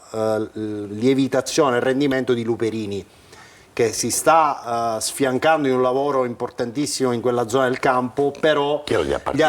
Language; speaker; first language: Italian; native; Italian